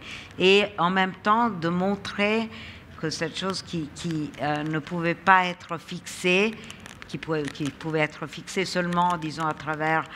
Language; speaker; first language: French; non-native, fluent; Italian